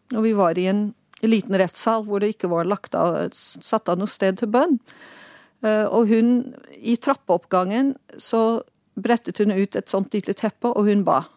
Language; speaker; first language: Norwegian; non-native, fluent; Dutch